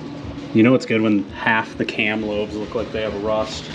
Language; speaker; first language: English; native; English